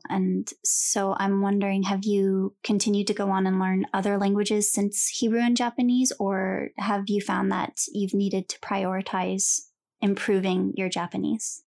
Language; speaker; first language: English; native; English